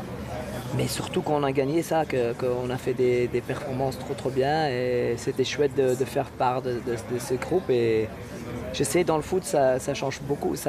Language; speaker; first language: French; non-native, local second language; Dutch